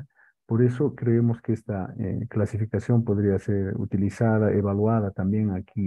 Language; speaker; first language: Spanish; native; Spanish